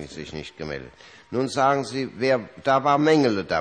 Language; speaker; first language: German; native; German